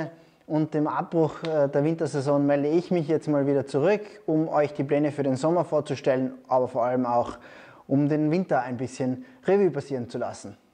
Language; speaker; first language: German; native; German